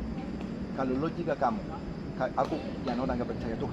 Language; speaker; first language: Indonesian; non-native, fluent; Spanish